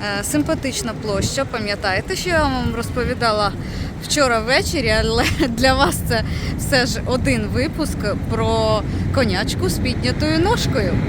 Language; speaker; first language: Ukrainian; non-native, local second language; Russian